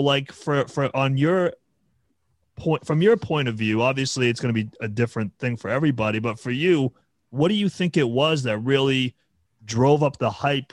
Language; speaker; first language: English; native; English